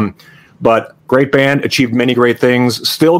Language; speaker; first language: English; native; English